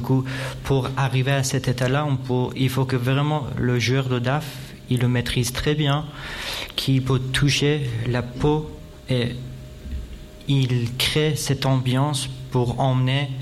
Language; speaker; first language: French; non-native, fluent; Persian